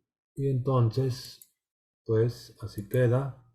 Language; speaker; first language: Spanish; native; Spanish